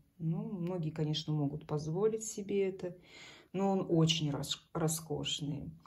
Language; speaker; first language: Russian; native; Russian